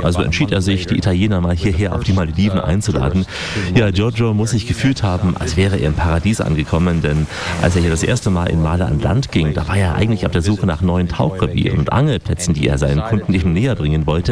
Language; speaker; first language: German; native; German